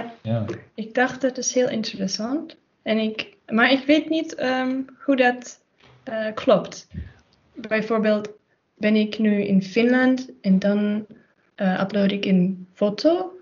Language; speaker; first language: Dutch; non-native, learner; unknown